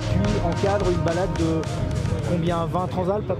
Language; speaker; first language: French; native; French